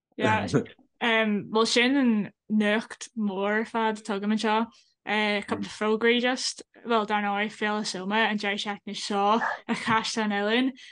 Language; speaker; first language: Irish; non-native, local second language; English